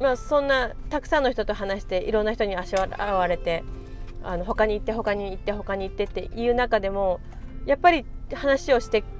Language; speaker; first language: Japanese; native; Japanese